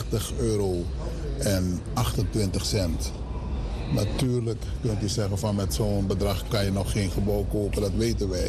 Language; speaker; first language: Dutch; native; Dutch